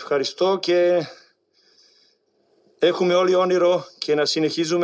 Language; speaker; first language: Greek; non-native, learner; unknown